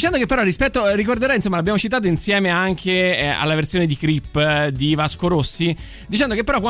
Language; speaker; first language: Italian; native; Italian